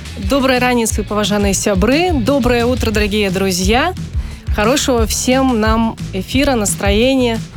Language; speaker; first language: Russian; native; Russian